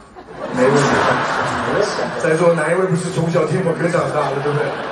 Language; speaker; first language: Chinese; native; Chinese